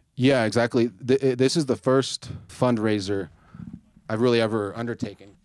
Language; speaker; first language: English; native; English